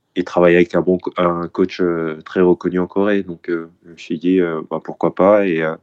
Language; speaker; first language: French; early bilingual, other home language; Korean